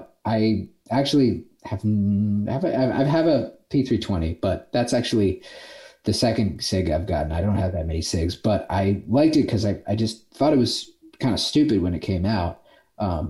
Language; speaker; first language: English; native; English